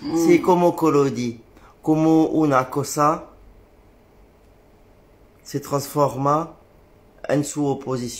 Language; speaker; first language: Spanish; non-native, learner; French